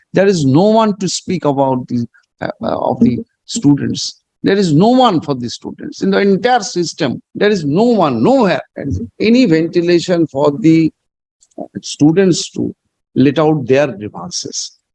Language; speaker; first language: English; non-native, local second language; Bangla